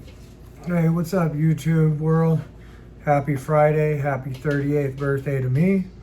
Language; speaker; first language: English; native; English